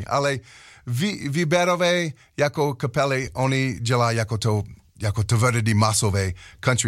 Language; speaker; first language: Czech; non-native, learner; English